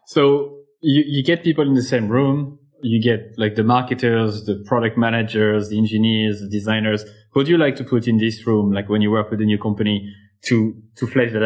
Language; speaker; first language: English; non-native, fluent; French